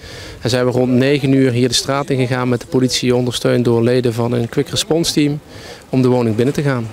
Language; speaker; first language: Dutch; native; Dutch